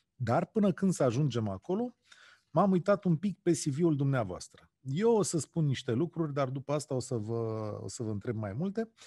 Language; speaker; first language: Romanian; native; Romanian